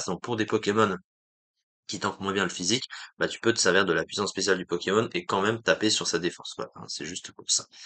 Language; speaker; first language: French; native; French